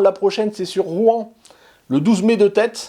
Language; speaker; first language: French; native; French